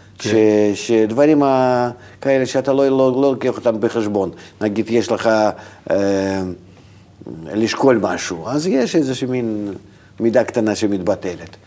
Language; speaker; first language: Hebrew; non-native, fluent; Russian